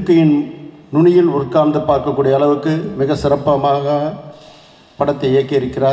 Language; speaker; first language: Tamil; native; Tamil